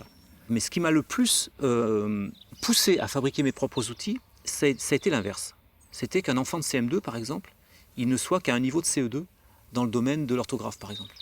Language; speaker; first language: French; native; French